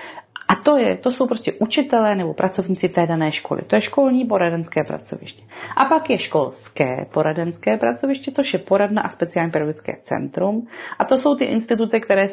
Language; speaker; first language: Czech; native; Czech